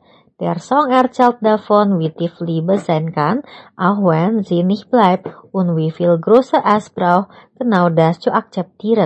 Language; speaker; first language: German; non-native, fluent; Indonesian